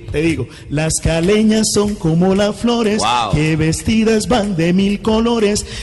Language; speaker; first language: Spanish; native; Spanish